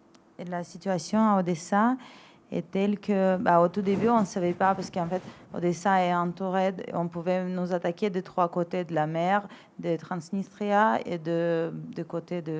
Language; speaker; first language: French; non-native, fluent; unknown